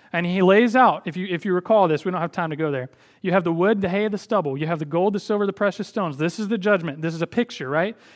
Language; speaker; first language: English; native; English